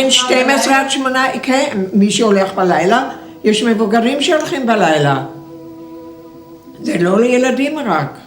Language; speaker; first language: Hebrew; non-native, fluent; German